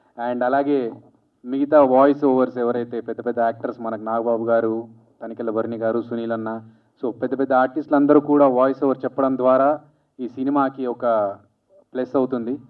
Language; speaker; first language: Telugu; native; Telugu